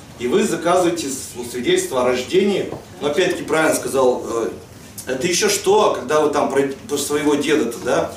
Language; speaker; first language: Russian; native; Russian